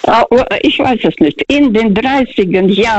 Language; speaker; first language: German; non-native, learner; Russian